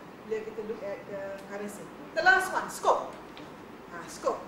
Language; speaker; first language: English; non-native, local second language; Malay